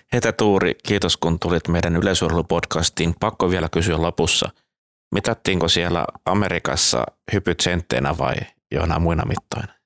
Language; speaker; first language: Finnish; native; Finnish